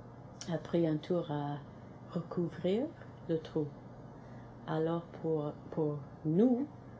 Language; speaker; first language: French; non-native, local second language; English